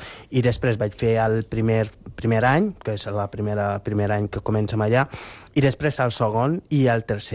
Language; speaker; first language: Catalan; non-native, fluent; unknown